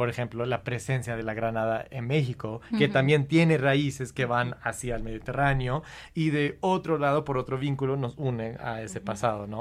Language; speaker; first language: Spanish; early bilingual, heritage; Spanish